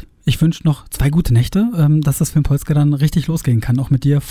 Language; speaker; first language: German; native; German